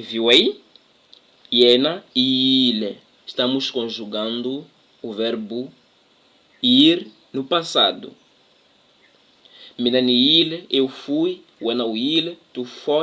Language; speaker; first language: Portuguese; non-native, local second language; Tsonga